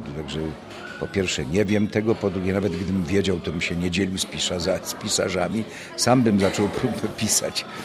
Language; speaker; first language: Polish; native; Polish